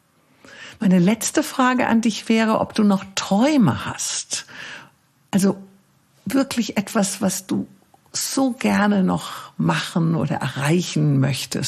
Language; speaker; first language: German; native; German